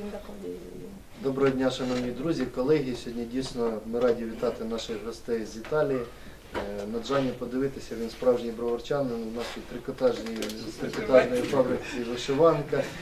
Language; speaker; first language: Ukrainian; native; Ukrainian